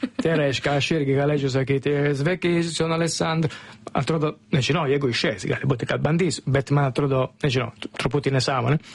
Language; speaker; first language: Lithuanian; non-native, learner; Italian